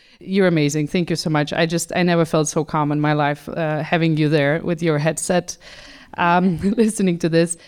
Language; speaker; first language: English; non-native, fluent; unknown